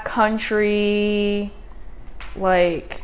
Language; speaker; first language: English; native; English